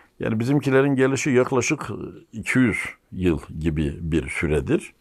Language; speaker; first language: Turkish; native; Turkish